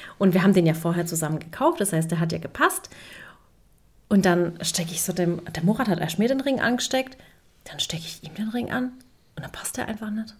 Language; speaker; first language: German; early bilingual, other home language; Turkish